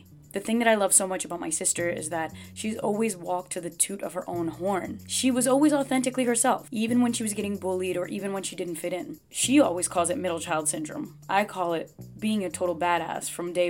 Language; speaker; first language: English; native; English